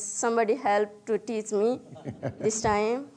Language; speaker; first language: English; non-native, learner; Nepali